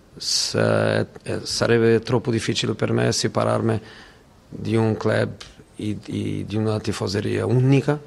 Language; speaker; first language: Italian; non-native, fluent; Portuguese